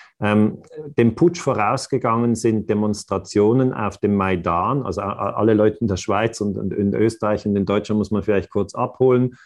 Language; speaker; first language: German; native; German